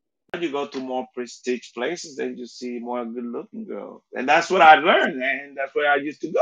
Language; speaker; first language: English; non-native, fluent; Spanish